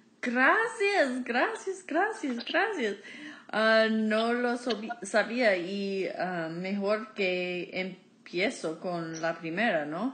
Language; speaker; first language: Spanish; non-native, fluent; English